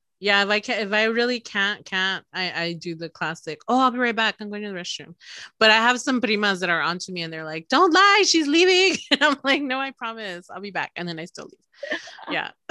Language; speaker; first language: English; early bilingual, other home language; Spanish